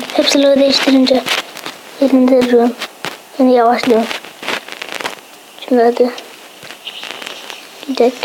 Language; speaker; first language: Turkish; native; Turkish